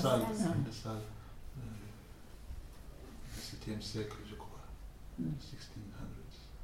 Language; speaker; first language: French; non-native, fluent; English